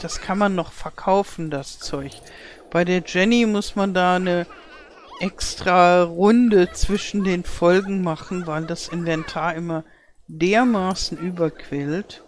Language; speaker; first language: German; native; German